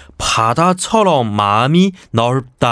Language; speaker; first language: Korean; non-native, learner; Chinese